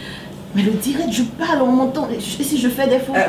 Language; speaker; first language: French; native; French